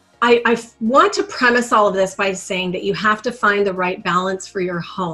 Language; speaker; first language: English; native; English